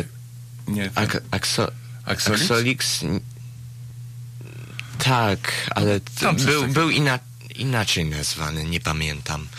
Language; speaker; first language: Polish; early bilingual, heritage; Polish